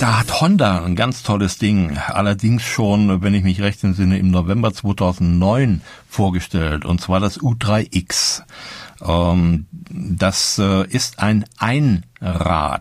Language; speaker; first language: German; native; German